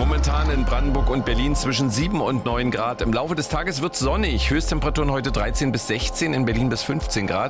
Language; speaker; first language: German; native; German